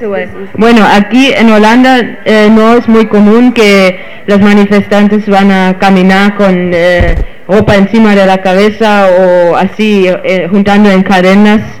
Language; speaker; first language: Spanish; non-native, fluent; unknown